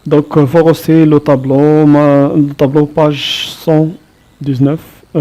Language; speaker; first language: French; non-native, local second language; Arabic